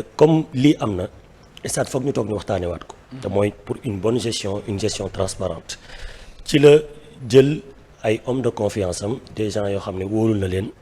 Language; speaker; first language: Wolof; native; Wolof